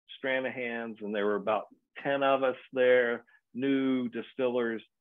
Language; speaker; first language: English; native; English